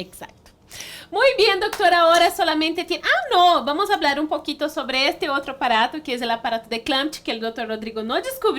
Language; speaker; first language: Spanish; non-native, fluent; Portuguese